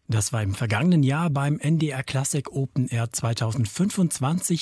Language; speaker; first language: German; native; German